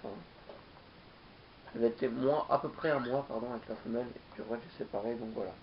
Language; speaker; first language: French; native; French